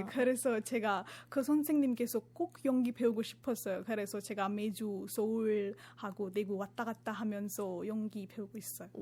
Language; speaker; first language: Korean; non-native, fluent; Marathi